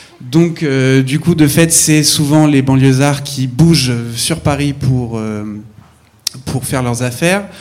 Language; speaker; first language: French; native; French